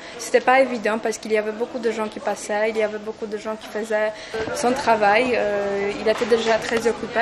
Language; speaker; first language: French; non-native, fluent; Polish